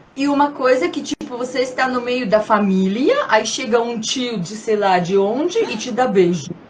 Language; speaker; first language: Portuguese; non-native, fluent; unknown